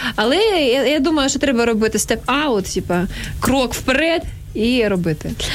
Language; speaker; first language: Ukrainian; native; Ukrainian